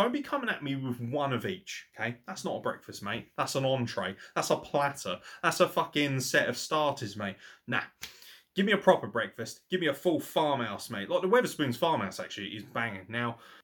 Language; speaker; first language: English; native; English